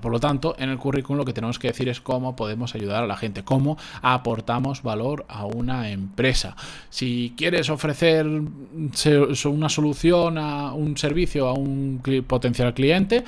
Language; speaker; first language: Spanish; native; Spanish